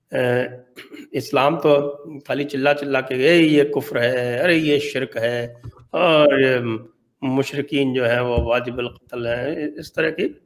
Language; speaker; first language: Hindi; native; Hindi